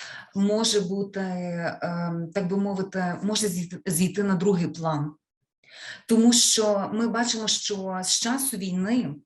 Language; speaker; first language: Ukrainian; native; Ukrainian